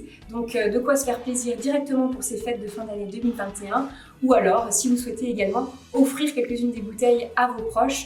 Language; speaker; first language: French; native; French